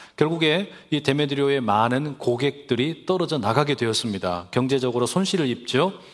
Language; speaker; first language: Korean; native; Korean